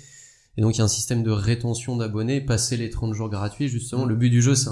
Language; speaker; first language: French; native; French